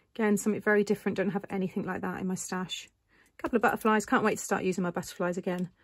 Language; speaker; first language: English; native; English